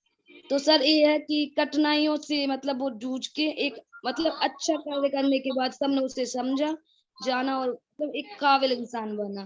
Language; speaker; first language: Hindi; native; Hindi